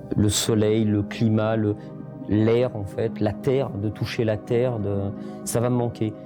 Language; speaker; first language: French; early bilingual, other home language; Portuguese